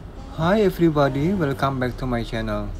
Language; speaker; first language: English; non-native, learner; Indonesian